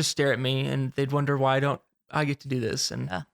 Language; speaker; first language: English; native; English